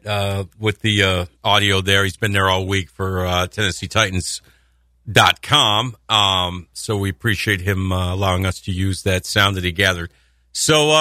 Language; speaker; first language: English; native; English